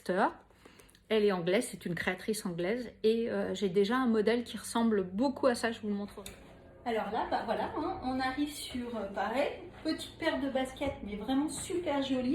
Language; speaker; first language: French; native; French